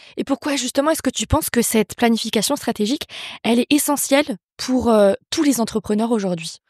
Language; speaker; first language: French; native; French